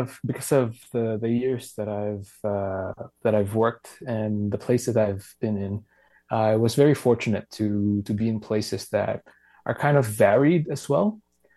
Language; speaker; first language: English; non-native, local second language; Filipino